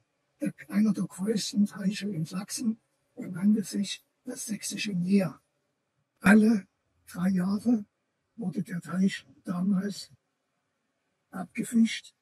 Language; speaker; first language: German; native; German